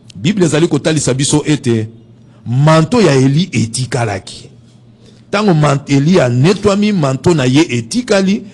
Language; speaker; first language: Lingala; native; Lingala